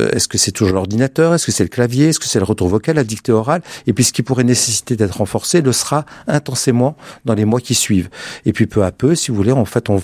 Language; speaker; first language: French; native; French